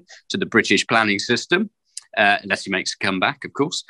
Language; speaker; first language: English; native; English